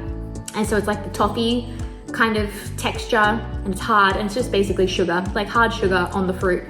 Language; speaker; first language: English; native; English